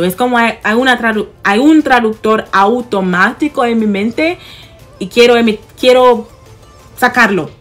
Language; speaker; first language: Spanish; non-native, fluent; English